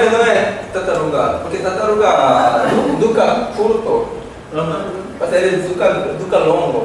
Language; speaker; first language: Portuguese; non-native, learner; Korean